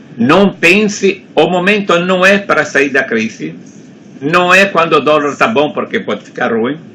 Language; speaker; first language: Portuguese; non-native, fluent; Italian